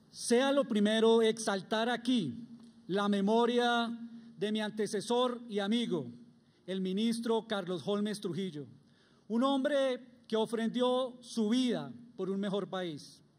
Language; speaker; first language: Spanish; native; Spanish